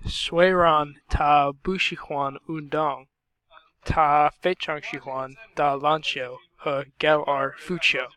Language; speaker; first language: Chinese; non-native, learner; English